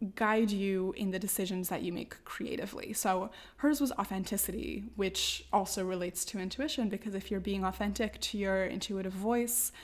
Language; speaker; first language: English; native; English